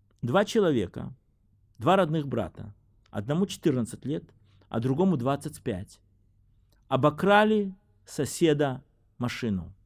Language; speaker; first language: Russian; native; Russian